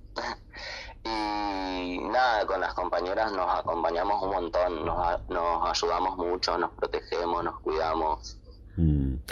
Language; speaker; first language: Spanish; native; Spanish